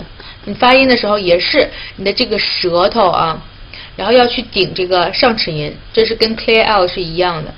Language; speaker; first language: Chinese; native; Chinese